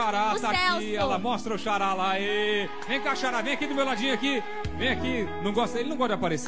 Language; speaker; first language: Portuguese; native; Portuguese